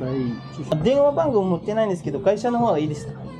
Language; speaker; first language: Japanese; non-native, learner; Filipino